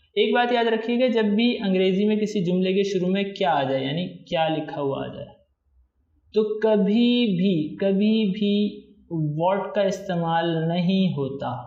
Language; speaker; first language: Urdu; native; Urdu